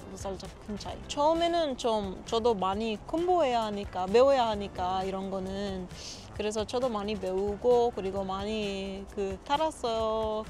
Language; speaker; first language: Korean; non-native, learner; Papiamento